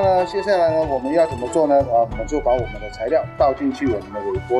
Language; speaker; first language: Chinese; native; Chinese